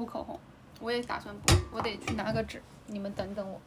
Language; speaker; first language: Chinese; native; Chinese